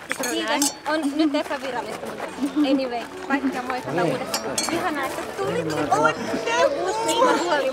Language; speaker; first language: Finnish; early bilingual, other home language; Russian